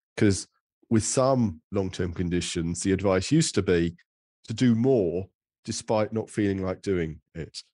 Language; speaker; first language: English; native; English